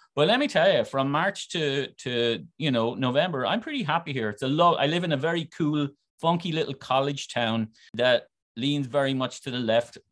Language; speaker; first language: English; native; English